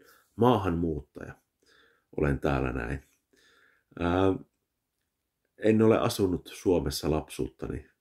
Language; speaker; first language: Finnish; early bilingual, heritage; Finnish